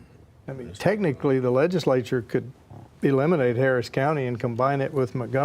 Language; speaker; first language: English; native; English